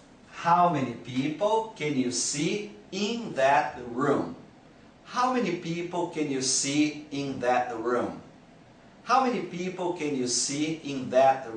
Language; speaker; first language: English; non-native, fluent; Portuguese